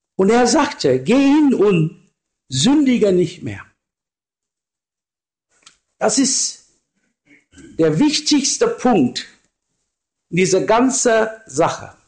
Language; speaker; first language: German; non-native, learner; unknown